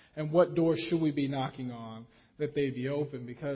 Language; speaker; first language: English; native; English